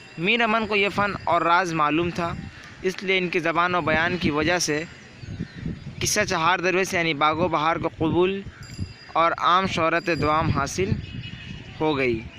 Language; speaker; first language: Urdu; native; Urdu